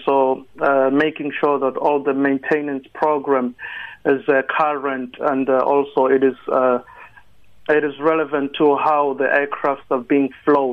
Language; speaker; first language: English; non-native, local second language; Tsonga